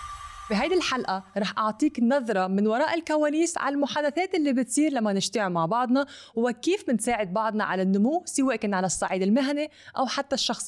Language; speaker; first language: Arabic; native; Arabic